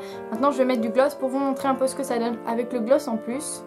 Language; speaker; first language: French; native; French